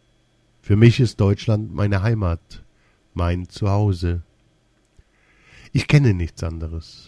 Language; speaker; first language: German; early bilingual, other home language; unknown